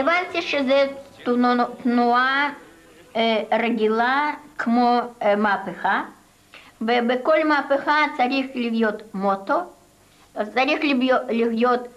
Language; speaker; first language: Hebrew; non-native, fluent; Russian